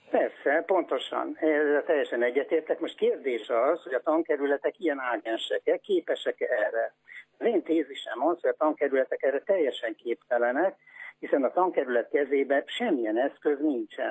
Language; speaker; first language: Hungarian; native; Hungarian